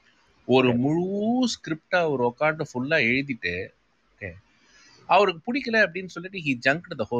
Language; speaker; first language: Tamil; native; Tamil